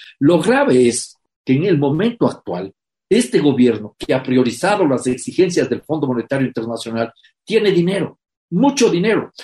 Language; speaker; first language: Spanish; native; Spanish